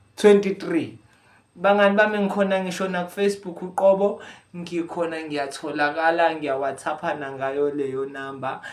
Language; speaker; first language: Zulu; non-native, local second language; Xhosa